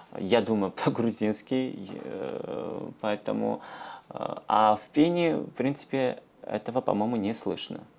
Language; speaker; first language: Russian; non-native, local second language; Georgian